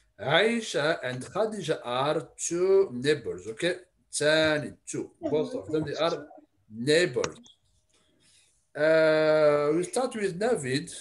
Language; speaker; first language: English; non-native, fluent; Arabic